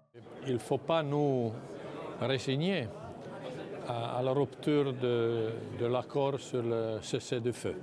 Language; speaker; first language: French; non-native, fluent; Italian